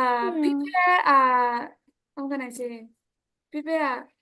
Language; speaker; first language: English; non-native, learner; Burmese